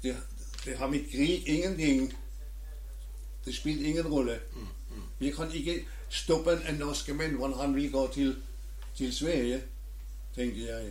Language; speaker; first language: Danish; non-native, learner; German